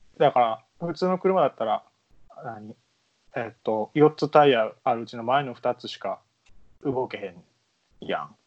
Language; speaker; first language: Japanese; native; Japanese